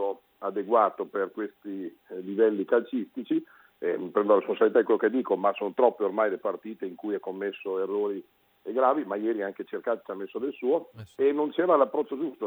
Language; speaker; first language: Italian; native; Italian